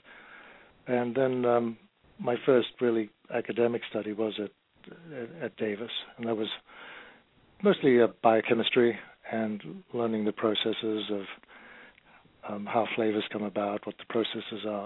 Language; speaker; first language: English; native; English